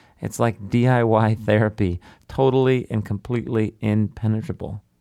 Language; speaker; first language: English; native; English